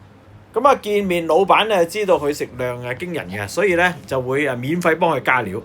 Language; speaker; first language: Cantonese; native; Cantonese